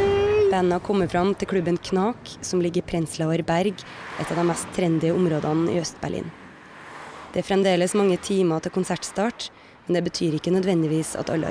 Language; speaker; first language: Norwegian; native; Norwegian